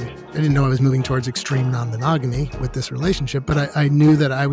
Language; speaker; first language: English; native; English